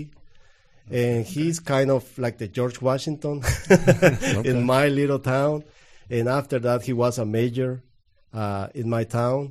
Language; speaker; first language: English; non-native, fluent; Spanish